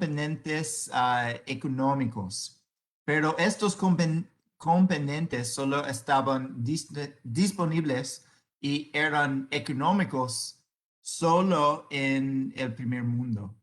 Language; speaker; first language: Spanish; non-native, fluent; English